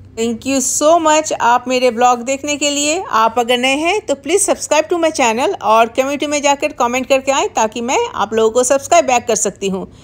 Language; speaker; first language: Hindi; non-native, local second language; Bangla